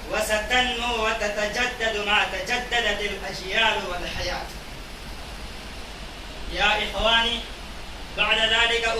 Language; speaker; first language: Arabic; non-native, learner; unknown